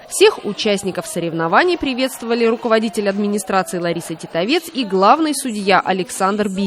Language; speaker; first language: Russian; native; Russian